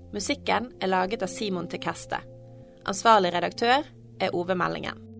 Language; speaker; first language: Norwegian; native; Norwegian